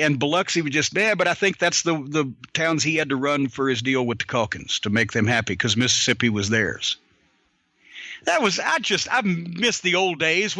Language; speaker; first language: English; native; English